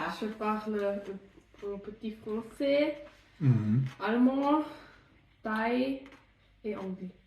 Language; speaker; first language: French; non-native, learner; German